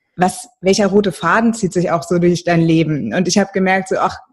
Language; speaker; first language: German; native; German